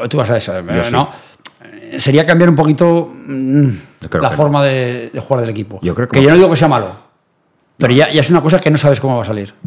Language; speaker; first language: Spanish; native; Spanish